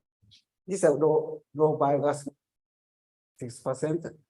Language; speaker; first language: English; non-native, learner; Japanese